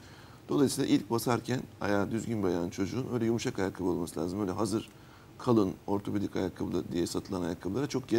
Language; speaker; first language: Turkish; native; Turkish